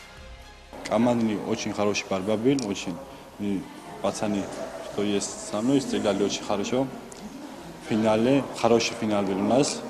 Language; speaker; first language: Russian; non-native, learner; Georgian